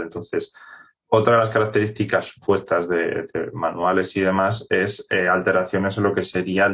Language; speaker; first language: Spanish; native; Spanish